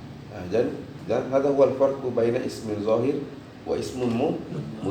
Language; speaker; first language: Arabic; non-native, fluent; Indonesian